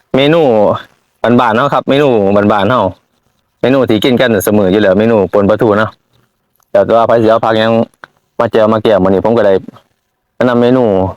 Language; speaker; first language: Thai; native; Thai